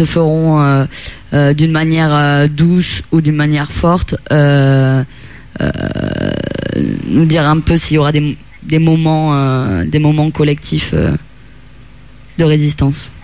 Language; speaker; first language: French; non-native, fluent; Italian